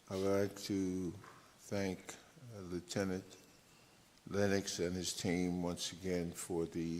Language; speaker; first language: English; native; English